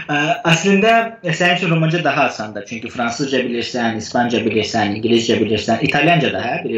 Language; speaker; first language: Azerbaijani; non-native, fluent; Turkish